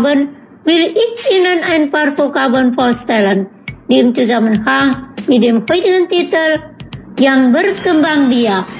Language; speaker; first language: German; non-native, fluent; Indonesian